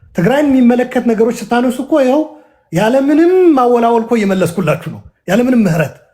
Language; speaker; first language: Amharic; non-native, local second language; Tigrinya